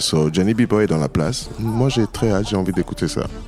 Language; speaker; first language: French; non-native, local second language; Lingala